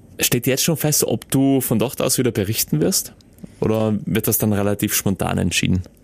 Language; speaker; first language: German; native; German